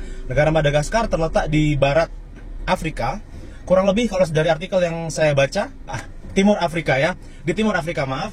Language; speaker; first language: Indonesian; native; Indonesian